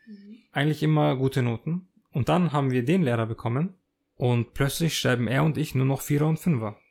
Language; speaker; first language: German; early bilingual, other home language; Turkish